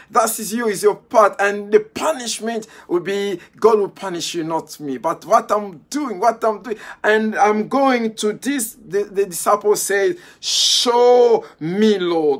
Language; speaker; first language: English; non-native, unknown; Lingala